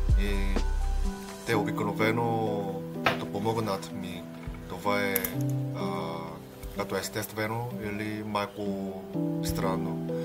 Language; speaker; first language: Bulgarian; non-native, learner; Korean